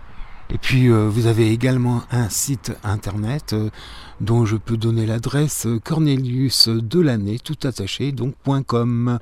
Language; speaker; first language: French; native; French